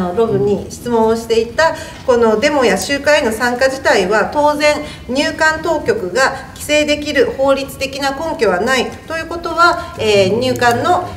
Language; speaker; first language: Japanese; native; Japanese